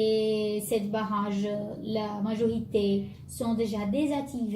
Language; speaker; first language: French; non-native, learner; Portuguese